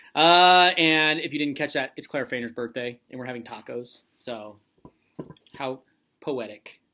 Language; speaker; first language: English; native; English